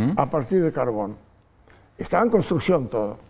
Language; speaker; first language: Spanish; non-native, fluent; Polish